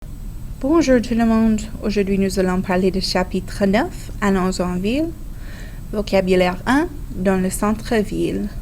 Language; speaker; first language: French; non-native, fluent; English